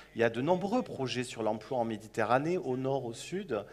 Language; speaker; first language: French; native; French